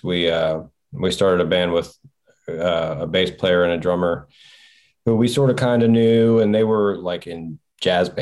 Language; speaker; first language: English; native; English